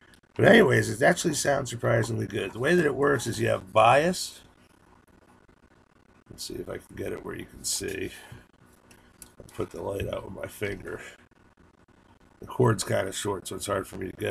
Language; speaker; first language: English; native; English